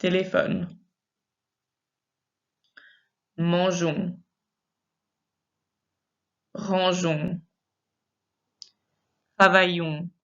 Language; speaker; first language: French; non-native, fluent; English